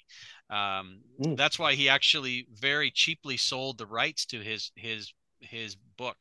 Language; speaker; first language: English; native; English